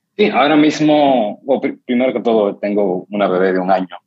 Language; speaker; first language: Spanish; native; Spanish